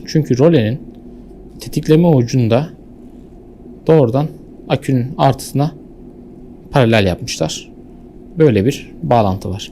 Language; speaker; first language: Turkish; native; Turkish